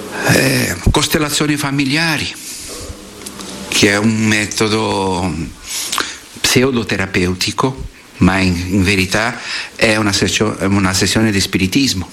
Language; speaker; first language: Italian; non-native, fluent; Portuguese